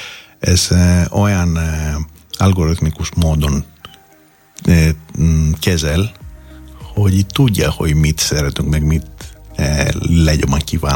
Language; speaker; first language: Hungarian; non-native, fluent; Greek